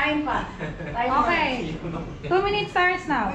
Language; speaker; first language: English; non-native, local second language; Filipino